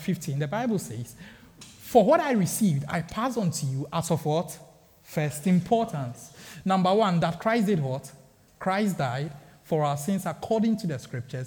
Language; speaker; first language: English; non-native, local second language; Akan